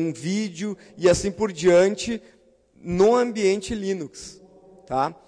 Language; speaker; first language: Portuguese; native; Portuguese